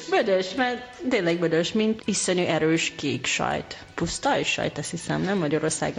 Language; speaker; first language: Hungarian; non-native, learner; Japanese